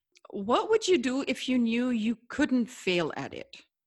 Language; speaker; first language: English; non-native, local second language; Hindi